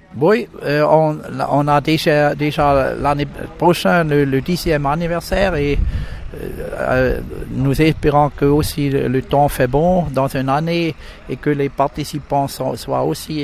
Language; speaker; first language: French; non-native, local second language; German